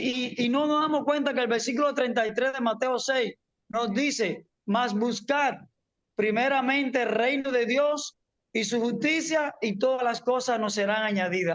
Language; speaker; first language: Spanish; native; Spanish